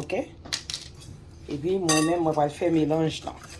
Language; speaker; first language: French; non-native, local second language; Haitian Creole